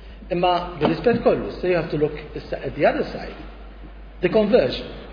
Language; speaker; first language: English; non-native, local second language; Maltese